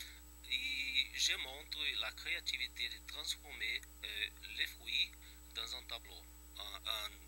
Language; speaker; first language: French; non-native, fluent; Portuguese